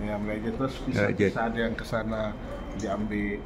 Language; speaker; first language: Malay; non-native, local second language; Sasak